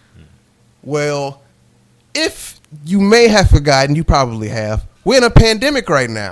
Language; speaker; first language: English; native; English